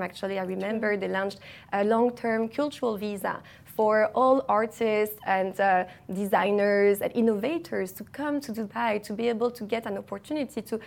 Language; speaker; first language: English; non-native, fluent; French